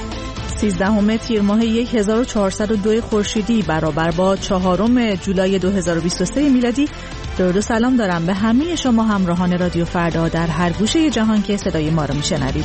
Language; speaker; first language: Persian; native; Persian